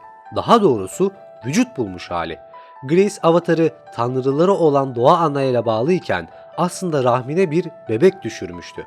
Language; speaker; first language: Turkish; native; Turkish